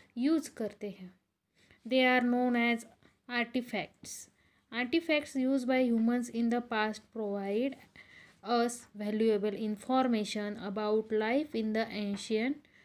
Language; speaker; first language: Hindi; non-native, local second language; Marathi